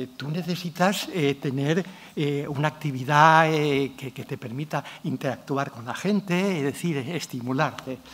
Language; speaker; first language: Spanish; non-native, local second language; Catalan